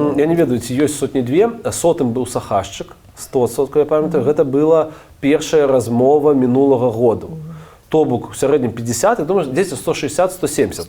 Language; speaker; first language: Belarusian; non-native, local second language; Russian